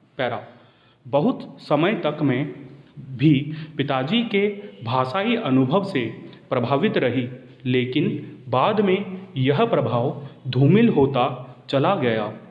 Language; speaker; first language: Hindi; native; Hindi